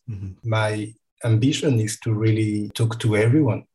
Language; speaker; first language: English; non-native, fluent; French